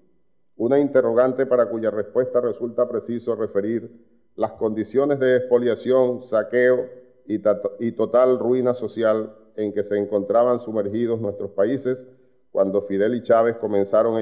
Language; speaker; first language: Spanish; native; Spanish